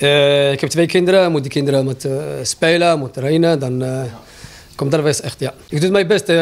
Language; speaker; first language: Dutch; non-native, learner; Arabic